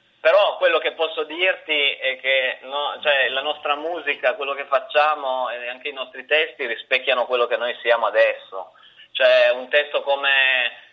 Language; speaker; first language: Italian; native; Italian